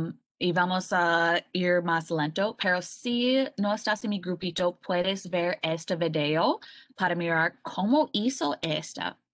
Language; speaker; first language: Spanish; non-native, learner; English